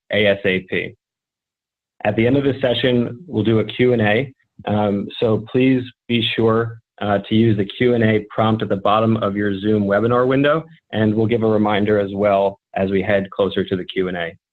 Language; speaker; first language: English; native; English